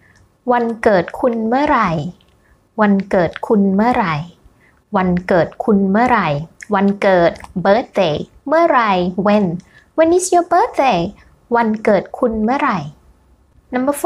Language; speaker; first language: Thai; native; Thai